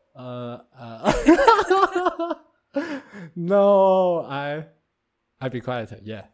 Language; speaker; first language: English; non-native, learner; Chinese